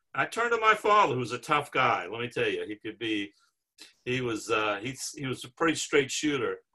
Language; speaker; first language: English; native; English